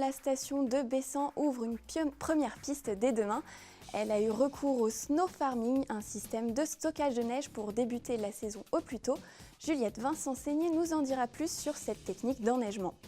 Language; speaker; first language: French; native; French